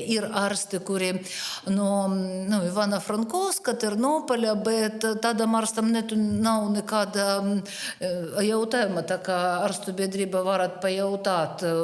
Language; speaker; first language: Latvian; non-native, learner; Russian